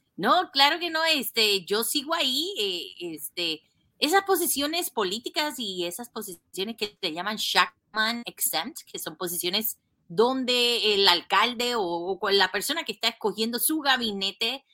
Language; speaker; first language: Spanish; native; Spanish